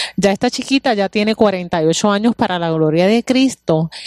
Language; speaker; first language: Spanish; native; Spanish